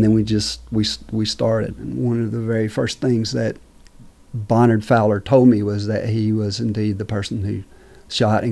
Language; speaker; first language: English; native; English